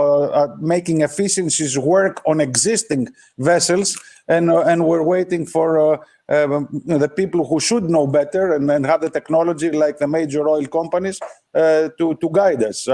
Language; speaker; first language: English; non-native, fluent; Greek